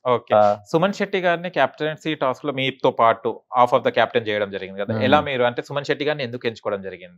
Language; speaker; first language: Telugu; native; Telugu